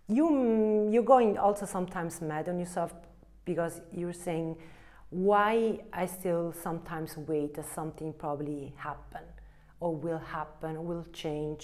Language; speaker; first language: English; non-native, fluent; Italian